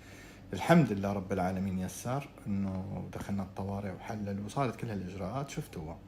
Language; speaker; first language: Arabic; native; Arabic